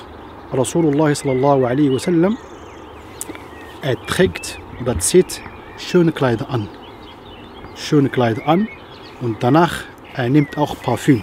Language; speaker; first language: German; non-native, fluent; Arabic